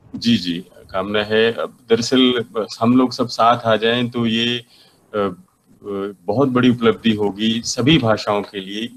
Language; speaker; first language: Hindi; native; Hindi